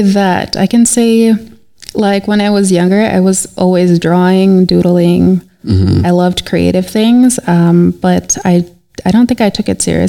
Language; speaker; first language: English; native; English